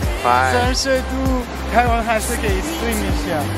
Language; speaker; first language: Chinese; non-native, learner; French